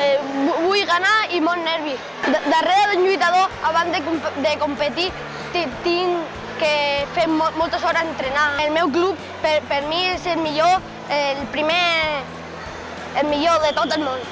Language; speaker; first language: Catalan; non-native, local second language; Spanish